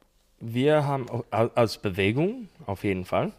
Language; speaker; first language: German; non-native, learner; English